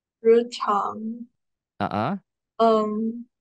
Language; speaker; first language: English; non-native, learner; Indonesian